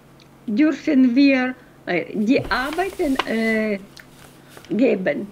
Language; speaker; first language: German; non-native, fluent; Russian